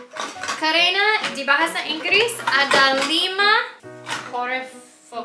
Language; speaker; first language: Indonesian; non-native, learner; English